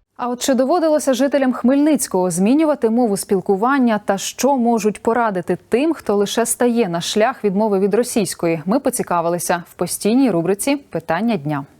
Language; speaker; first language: Ukrainian; native; Ukrainian